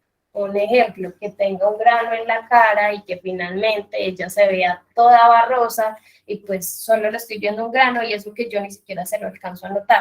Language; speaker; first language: Spanish; native; Spanish